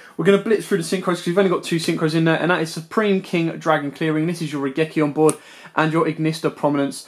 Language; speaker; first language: English; native; English